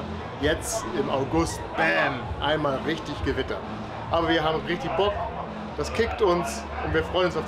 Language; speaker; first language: German; native; German